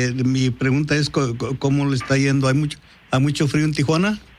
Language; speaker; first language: Spanish; native; Spanish